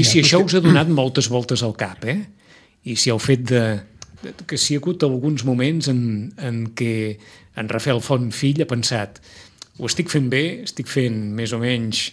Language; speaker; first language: Catalan; native; Catalan